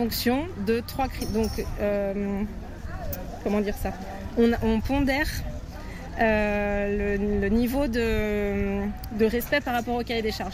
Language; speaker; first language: French; native; French